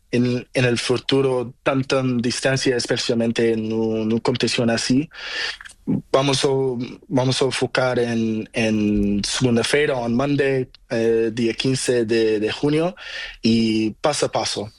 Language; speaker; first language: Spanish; non-native, learner; Portuguese